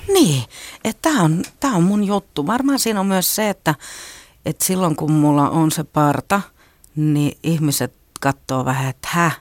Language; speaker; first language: Finnish; native; Finnish